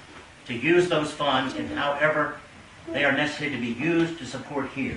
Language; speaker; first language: English; native; English